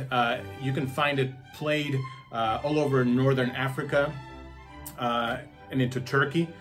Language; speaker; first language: English; non-native, fluent; Spanish